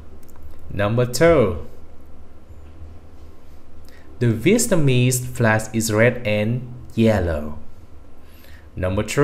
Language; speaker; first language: English; non-native, fluent; Vietnamese